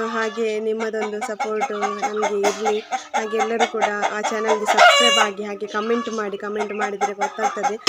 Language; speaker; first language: Kannada; non-native, local second language; Tulu